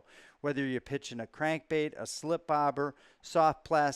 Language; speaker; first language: English; native; English